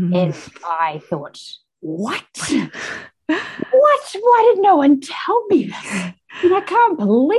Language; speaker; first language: English; native; English